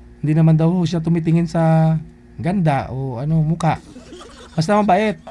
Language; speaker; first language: Filipino; native; Filipino